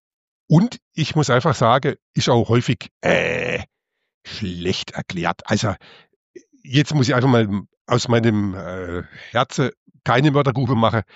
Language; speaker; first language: German; native; German